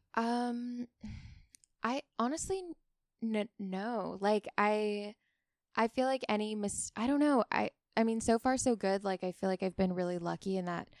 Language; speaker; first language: English; native; English